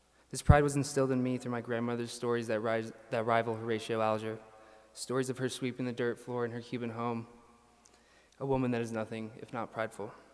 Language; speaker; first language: English; early bilingual, other home language; Spanish